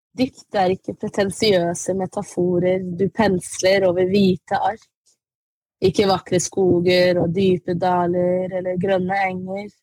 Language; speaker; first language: Norwegian; early bilingual, other home language; Arabic